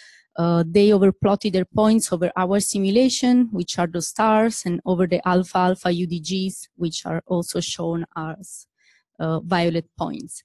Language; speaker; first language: English; non-native, fluent; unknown